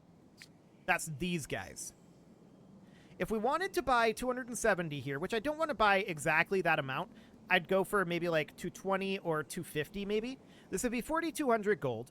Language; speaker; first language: English; native; English